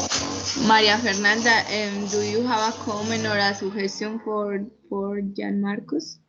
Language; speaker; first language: English; non-native, fluent; Spanish